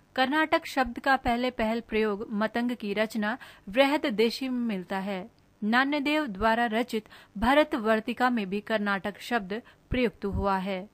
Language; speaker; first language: Hindi; native; Hindi